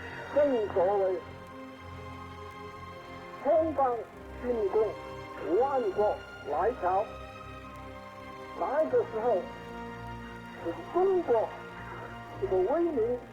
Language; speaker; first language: Chinese; non-native, local second language; Cantonese